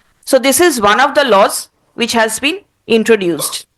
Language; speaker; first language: English; non-native, local second language; Bangla